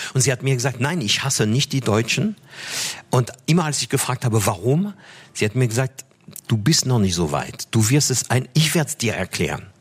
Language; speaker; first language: German; non-native, fluent; French